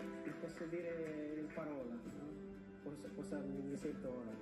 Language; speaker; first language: Italian; non-native, fluent; Filipino